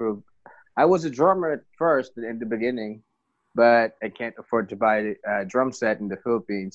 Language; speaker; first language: English; non-native, local second language; Filipino